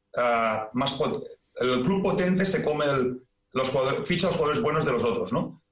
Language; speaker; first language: Spanish; native; Spanish